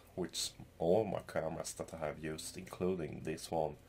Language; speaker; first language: English; non-native, fluent; Swedish